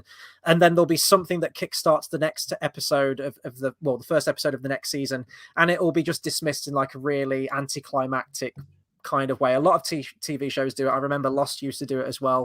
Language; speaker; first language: English; native; English